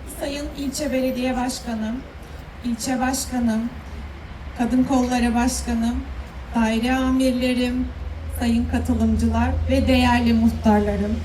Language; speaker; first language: Turkish; native; Turkish